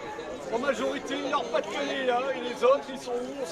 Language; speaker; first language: French; native; French